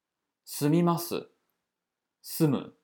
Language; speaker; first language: Japanese; non-native, fluent; Chinese